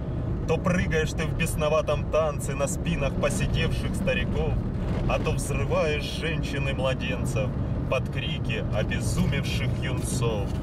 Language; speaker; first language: Russian; native; Russian